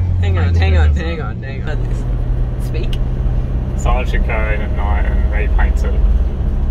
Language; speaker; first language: English; native; English